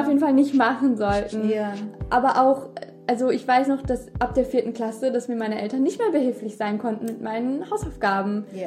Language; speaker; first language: German; early bilingual, other home language; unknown